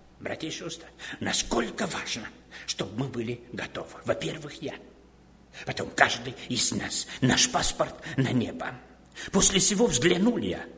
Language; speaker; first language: Russian; non-native, local second language; Romanian